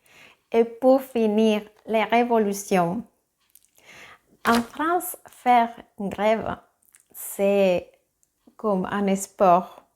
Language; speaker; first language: French; non-native, fluent; Spanish